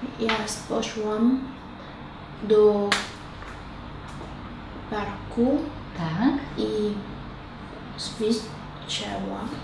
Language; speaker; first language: Polish; non-native, learner; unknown